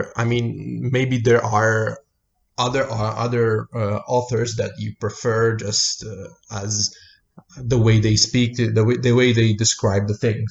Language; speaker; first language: English; non-native, fluent; Italian